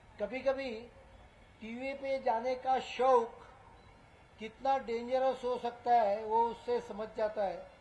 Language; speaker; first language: Hindi; non-native, local second language; Konkani